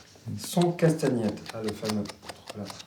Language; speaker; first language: French; native; French